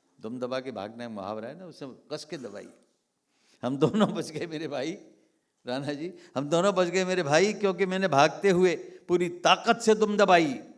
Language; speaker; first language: Hindi; native; Hindi